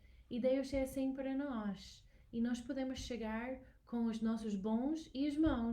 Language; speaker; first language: Portuguese; non-native, learner; English